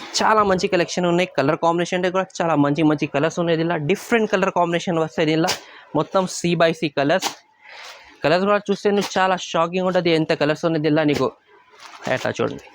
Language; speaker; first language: Telugu; non-native, local second language; Urdu